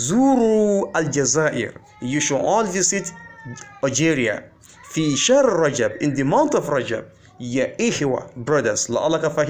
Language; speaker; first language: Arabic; non-native, fluent; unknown